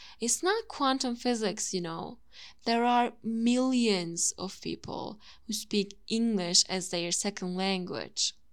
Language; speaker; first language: English; non-native, fluent; Turkish